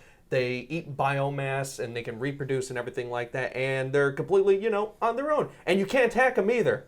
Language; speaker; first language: English; native; English